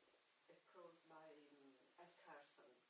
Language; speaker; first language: English; non-native, learner; Italian